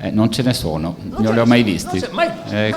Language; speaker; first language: Italian; native; Italian